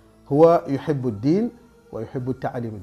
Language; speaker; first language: Arabic; non-native, fluent; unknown